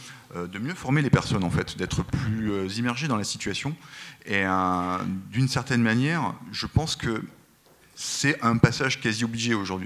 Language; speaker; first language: French; native; French